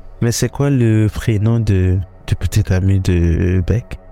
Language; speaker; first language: French; non-native, learner; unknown